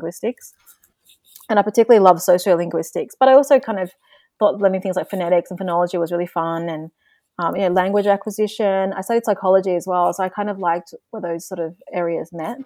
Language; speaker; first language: English; non-native, local second language; Vietnamese